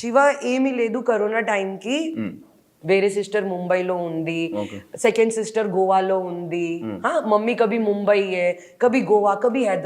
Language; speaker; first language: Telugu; non-native, learner; Hindi